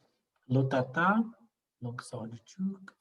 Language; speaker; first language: French; non-native, fluent; Portuguese